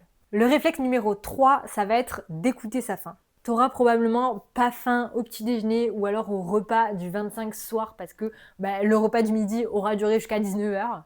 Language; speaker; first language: French; native; French